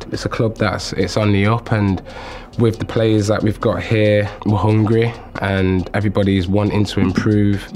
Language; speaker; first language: English; native; English